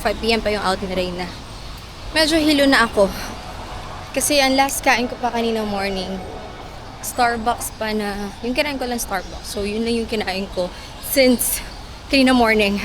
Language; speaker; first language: Filipino; native; Filipino